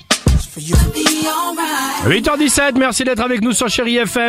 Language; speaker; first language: French; native; French